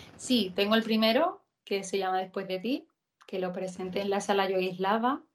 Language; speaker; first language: Spanish; native; Spanish